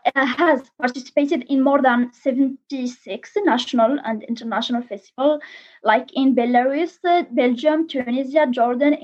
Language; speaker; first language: English; non-native, learner; Arabic